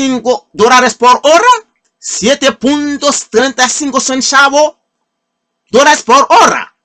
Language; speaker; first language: Spanish; non-native, fluent; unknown